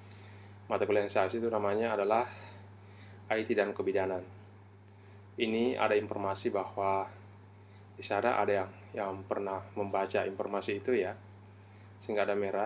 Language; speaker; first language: Indonesian; native; Indonesian